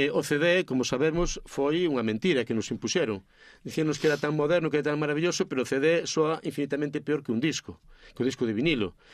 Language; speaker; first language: Galician; native; Galician